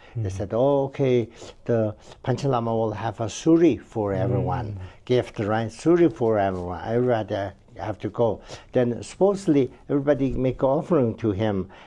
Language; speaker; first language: English; non-native, learner; Tibetan